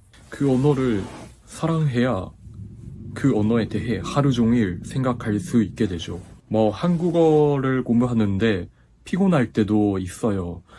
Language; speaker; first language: Korean; non-native, fluent; Japanese